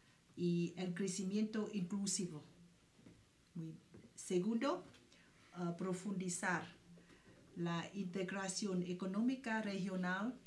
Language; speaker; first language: Spanish; non-native, fluent; Vietnamese